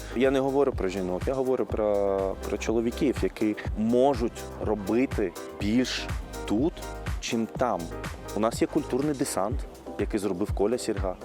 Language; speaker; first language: Ukrainian; early bilingual, heritage; Arabic